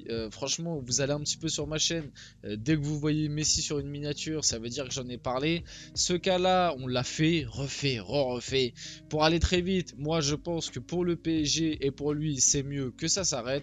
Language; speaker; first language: French; early bilingual, other home language; Portuguese